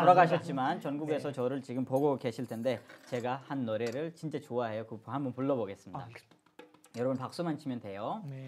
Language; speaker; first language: Korean; non-native, fluent; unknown